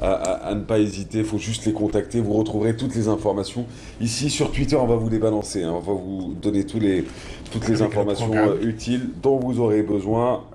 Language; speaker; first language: French; non-native, local second language; Arabic